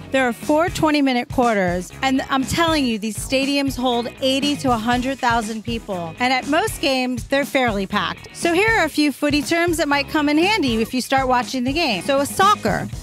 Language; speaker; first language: English; native; English